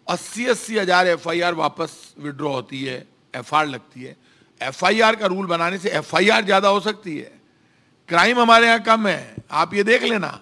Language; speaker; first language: Hindi; native; Hindi